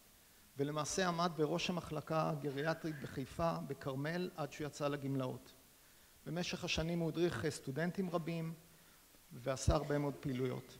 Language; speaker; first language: Hebrew; native; Hebrew